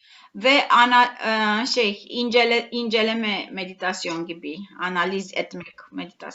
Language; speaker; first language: Turkish; non-native, learner; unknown